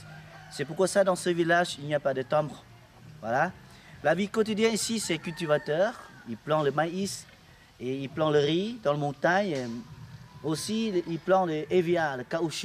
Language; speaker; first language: French; non-native, local second language; Lao